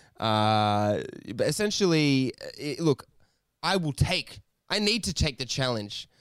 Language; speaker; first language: English; native; English